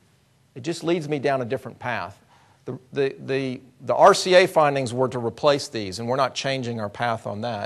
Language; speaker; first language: English; native; English